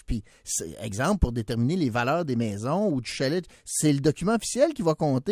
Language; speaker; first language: French; native; French